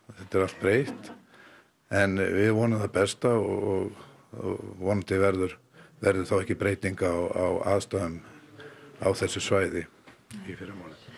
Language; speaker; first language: Icelandic; native; Icelandic